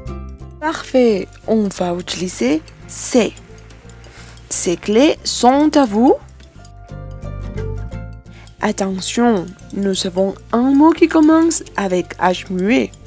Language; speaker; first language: French; non-native, fluent; Spanish